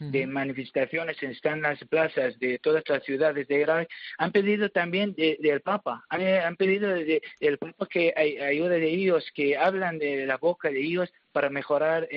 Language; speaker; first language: Spanish; non-native, learner; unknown